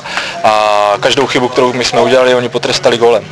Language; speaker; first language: Czech; native; Czech